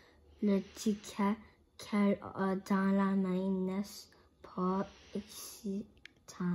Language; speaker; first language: French; non-native, learner; English